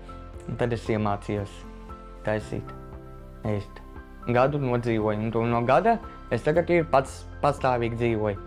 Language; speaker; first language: Latvian; non-native, local second language; Russian